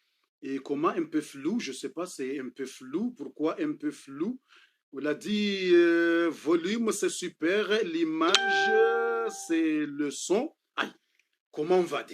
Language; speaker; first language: French; non-native, fluent; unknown